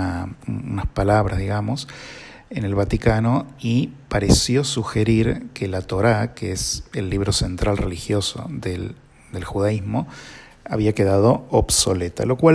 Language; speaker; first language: Spanish; native; Spanish